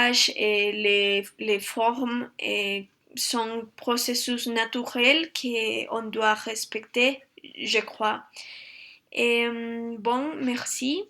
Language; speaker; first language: French; non-native, learner; Spanish